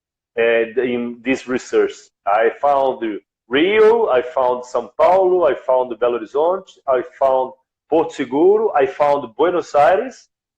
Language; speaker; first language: English; non-native, learner; Portuguese